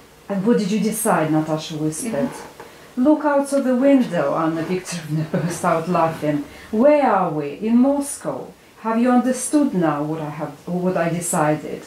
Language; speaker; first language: English; non-native, fluent; Russian